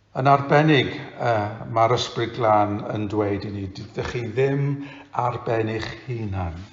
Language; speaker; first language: Welsh; non-native, local second language; English